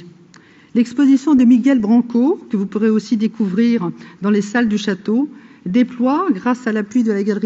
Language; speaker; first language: French; native; French